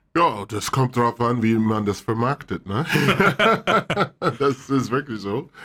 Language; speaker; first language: German; non-native, fluent; English